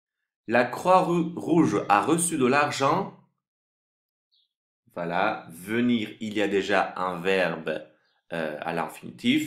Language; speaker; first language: French; non-native, fluent; Turkish